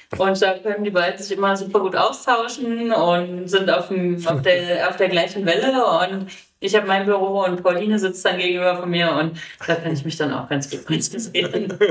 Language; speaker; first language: German; native; German